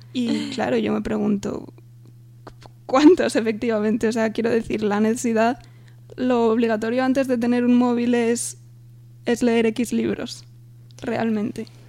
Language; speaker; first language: Spanish; native; Spanish